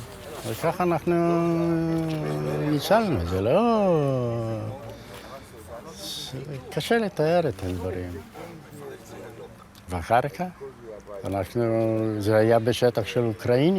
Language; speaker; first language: Hebrew; non-native, fluent; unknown